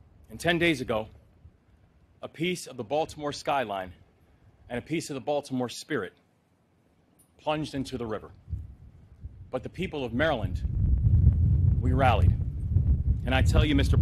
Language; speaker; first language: English; native; English